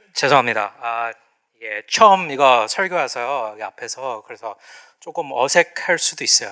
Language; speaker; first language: Korean; early bilingual, heritage; Korean